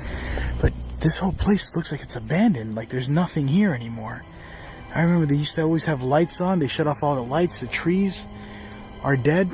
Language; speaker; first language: English; native; English